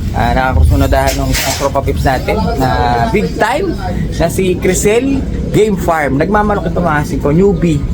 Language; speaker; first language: Filipino; native; Filipino